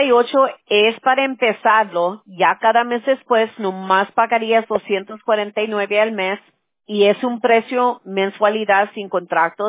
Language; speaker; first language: Spanish; early bilingual, heritage; Spanish